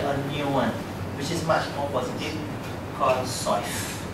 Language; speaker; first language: English; non-native, local second language; Malay